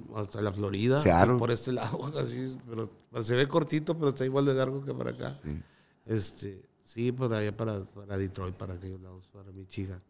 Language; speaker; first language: Spanish; native; Spanish